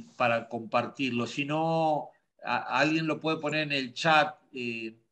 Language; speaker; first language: Spanish; native; Spanish